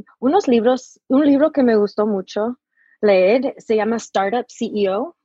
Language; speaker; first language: Spanish; early bilingual, heritage; Spanish